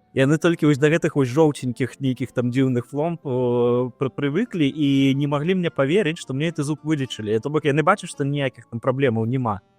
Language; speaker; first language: Belarusian; non-native, local second language; Russian